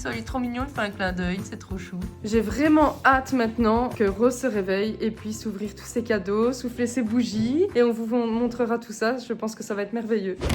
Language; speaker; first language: French; native; French